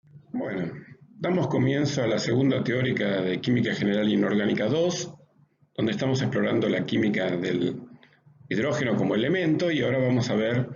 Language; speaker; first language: Spanish; native; Spanish